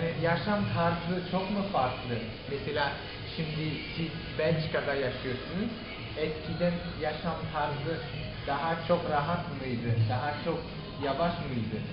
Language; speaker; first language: Turkish; non-native, learner; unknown